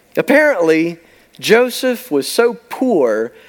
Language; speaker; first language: English; native; English